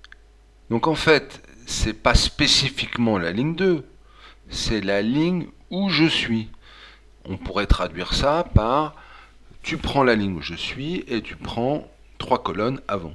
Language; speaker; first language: French; native; French